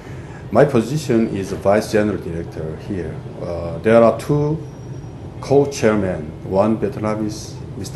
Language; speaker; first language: English; non-native, fluent; Korean